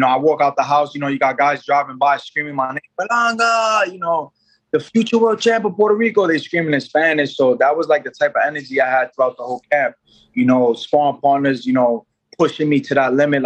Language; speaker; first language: English; native; English